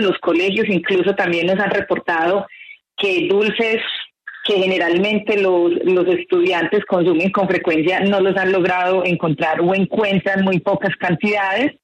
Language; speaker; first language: Spanish; native; Spanish